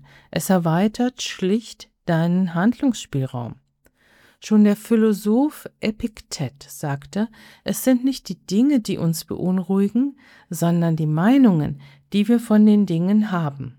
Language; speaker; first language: German; native; German